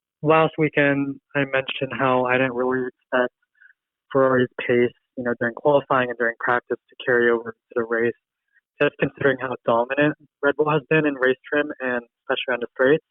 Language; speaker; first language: English; native; English